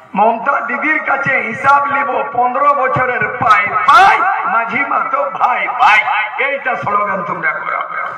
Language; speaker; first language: Bangla; non-native, local second language; Santali